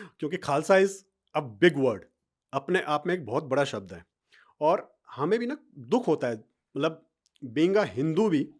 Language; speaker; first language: Hindi; native; Hindi